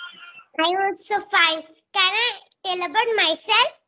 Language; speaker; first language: English; non-native, local second language; Marathi